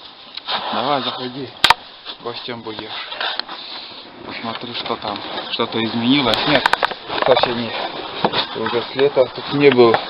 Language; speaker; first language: Russian; native; Russian